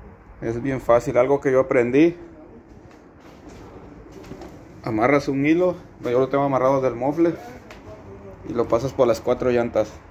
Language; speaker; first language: Spanish; native; Spanish